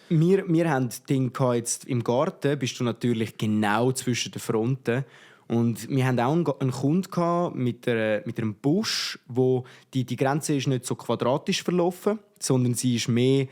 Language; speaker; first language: German; native; German